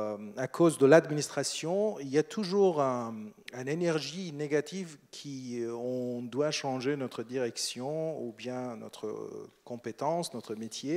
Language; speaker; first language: French; non-native, fluent; Persian